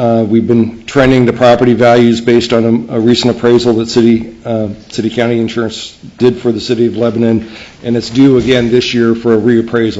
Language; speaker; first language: English; native; English